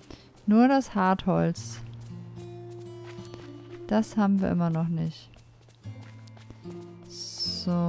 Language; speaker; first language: German; native; German